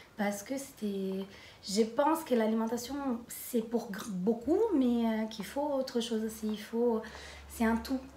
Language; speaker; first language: French; non-native, fluent; Portuguese